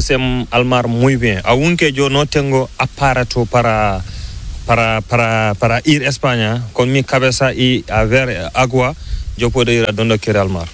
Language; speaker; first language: Spanish; non-native, learner; Fula